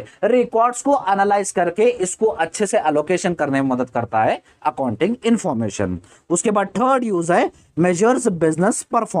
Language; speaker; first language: Hindi; native; Hindi